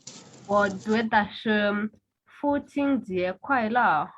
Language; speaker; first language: Chinese; non-native, learner; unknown